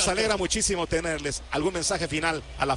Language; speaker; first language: Spanish; native; Spanish